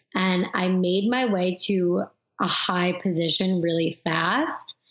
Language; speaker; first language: English; native; English